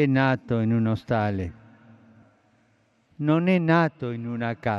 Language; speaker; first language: Italian; non-native, fluent; Spanish